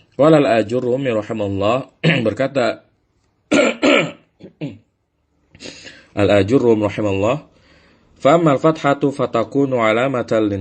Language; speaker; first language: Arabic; non-native, fluent; Indonesian